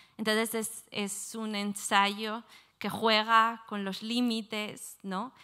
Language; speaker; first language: Spanish; native; Spanish